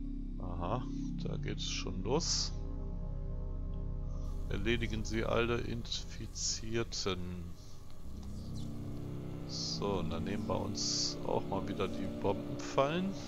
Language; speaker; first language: German; native; German